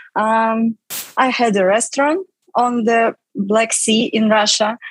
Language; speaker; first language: English; non-native, fluent; Russian